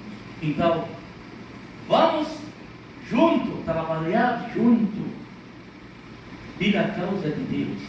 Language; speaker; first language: Portuguese; non-native, learner; Arabic